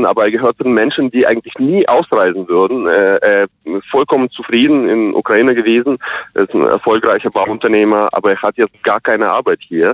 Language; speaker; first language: German; non-native, fluent; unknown